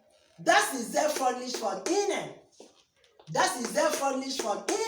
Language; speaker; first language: German; non-native, learner; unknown